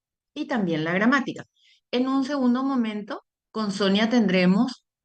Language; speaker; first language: Spanish; native; Spanish